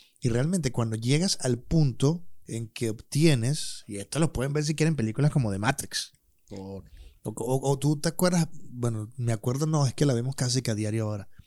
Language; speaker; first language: Spanish; native; Spanish